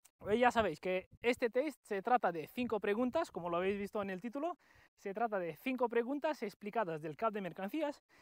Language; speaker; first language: Spanish; non-native, fluent; Romanian